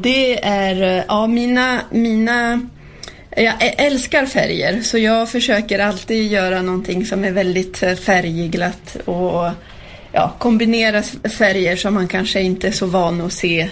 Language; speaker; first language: Swedish; early bilingual, heritage; Swedish